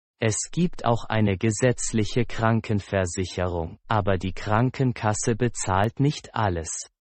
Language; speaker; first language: German; non-native, fluent; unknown